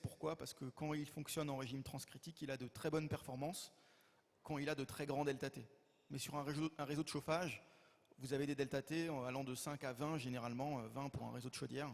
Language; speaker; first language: French; native; French